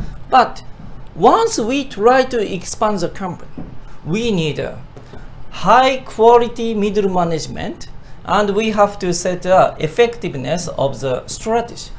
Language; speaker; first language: English; non-native, fluent; Japanese